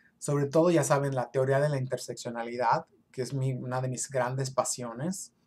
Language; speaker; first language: Spanish; early bilingual, other home language; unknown